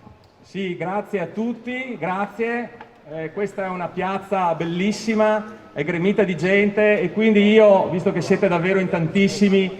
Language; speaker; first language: Italian; native; Italian